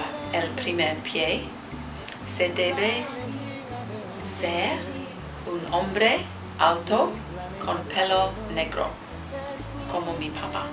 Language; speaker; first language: Spanish; non-native, learner; English